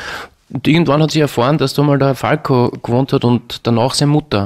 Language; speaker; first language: German; native; German